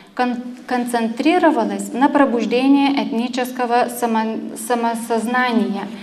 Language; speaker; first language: Russian; non-native, fluent; Lithuanian